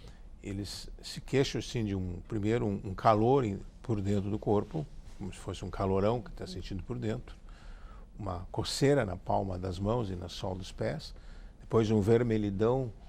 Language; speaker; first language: Portuguese; native; Portuguese